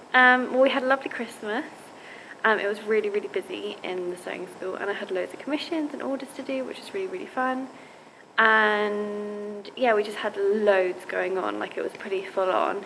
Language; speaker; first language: English; native; English